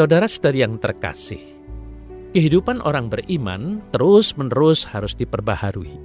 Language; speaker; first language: Indonesian; native; Indonesian